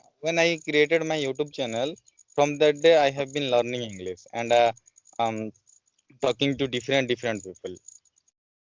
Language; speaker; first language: English; non-native, learner; Odia